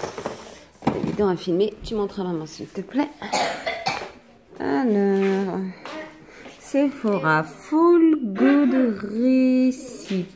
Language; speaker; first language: French; native; French